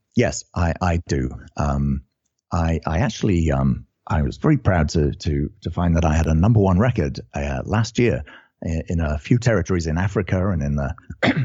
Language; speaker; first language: English; native; English